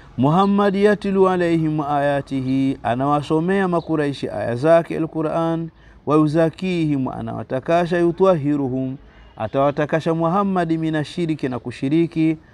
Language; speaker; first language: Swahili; native; Swahili